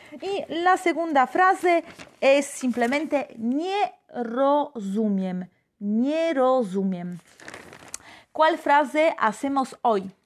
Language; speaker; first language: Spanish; non-native, fluent; Polish